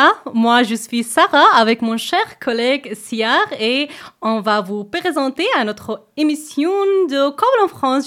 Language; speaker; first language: French; non-native, learner; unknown